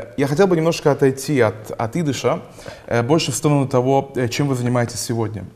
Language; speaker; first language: Russian; early bilingual, heritage; Russian